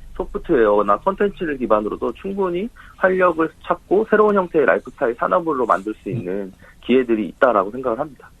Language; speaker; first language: Korean; native; Korean